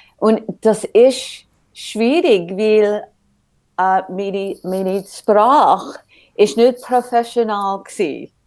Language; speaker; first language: German; early bilingual, heritage; English